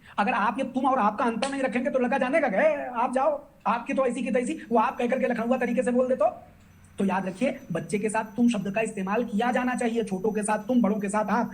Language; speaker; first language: Hindi; native; Hindi